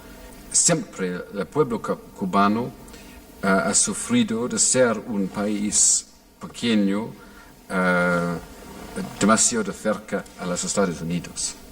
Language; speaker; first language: Spanish; non-native, fluent; English